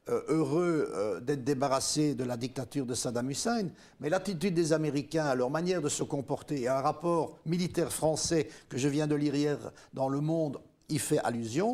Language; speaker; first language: French; native; French